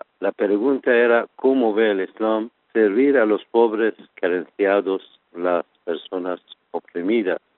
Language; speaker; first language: Spanish; non-native, fluent; Persian